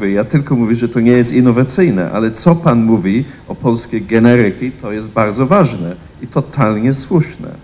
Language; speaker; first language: Polish; non-native, fluent; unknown